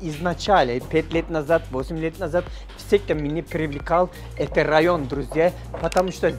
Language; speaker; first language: Russian; non-native, fluent; Turkish